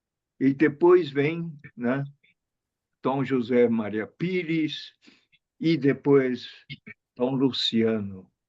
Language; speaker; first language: Portuguese; non-native, fluent; Chinese